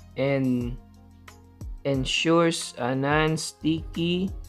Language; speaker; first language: English; non-native, local second language; Filipino